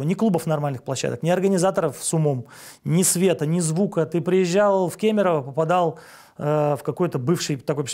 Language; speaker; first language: Russian; native; Russian